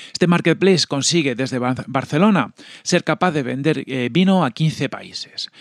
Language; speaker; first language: Spanish; native; Spanish